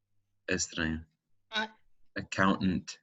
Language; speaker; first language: Portuguese; non-native, fluent; English